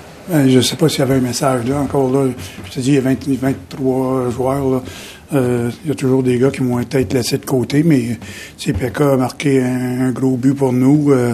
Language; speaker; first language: French; native; French